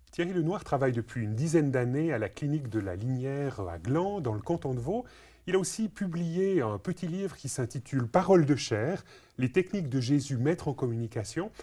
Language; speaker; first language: French; native; French